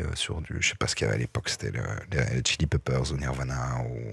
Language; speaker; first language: French; native; French